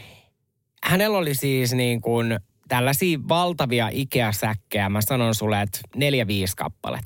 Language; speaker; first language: Finnish; native; Finnish